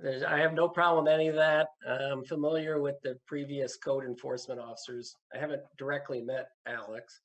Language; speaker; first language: English; native; English